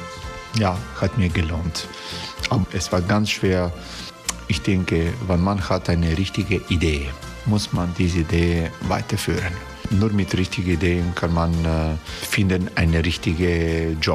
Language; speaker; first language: German; non-native, learner; Croatian